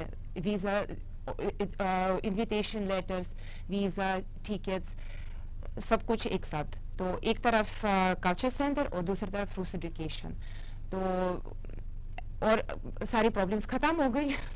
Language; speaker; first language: Hindi; non-native, fluent; Russian